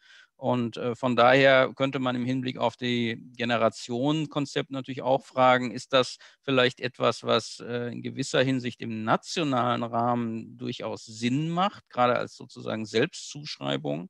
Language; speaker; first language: German; native; German